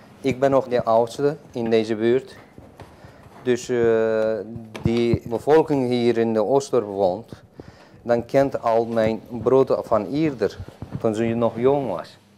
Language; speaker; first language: Dutch; non-native, fluent; Turkish